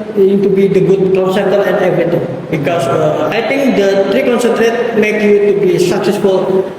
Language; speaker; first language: English; non-native, learner; Indonesian